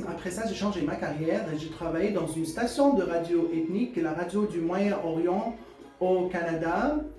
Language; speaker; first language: French; non-native, fluent; Arabic